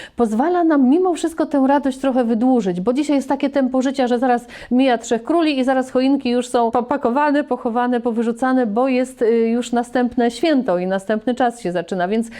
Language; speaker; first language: Polish; native; Polish